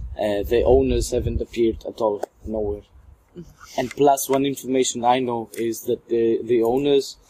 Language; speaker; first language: English; non-native, fluent; Greek